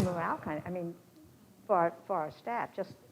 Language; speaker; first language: English; native; English